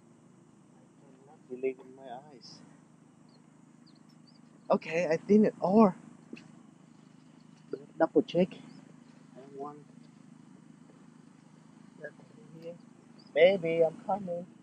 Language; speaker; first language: English; non-native, learner; Vietnamese